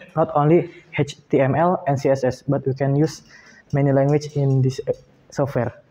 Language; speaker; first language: English; non-native, learner; Indonesian